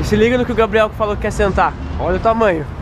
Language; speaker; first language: Portuguese; native; Portuguese